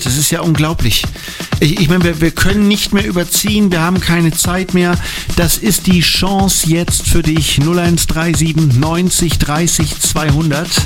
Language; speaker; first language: German; native; German